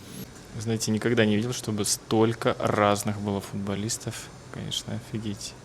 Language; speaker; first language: Russian; native; Russian